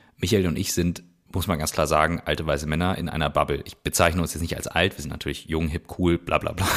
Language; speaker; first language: German; native; German